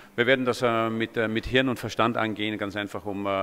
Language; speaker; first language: German; native; German